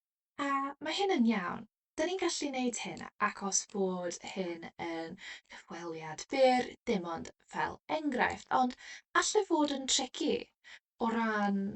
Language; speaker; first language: Welsh; non-native, local second language; English